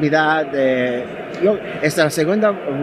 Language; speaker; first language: Spanish; non-native, learner; Italian